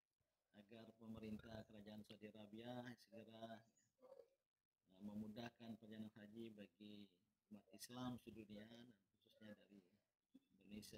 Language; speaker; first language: Indonesian; native; Indonesian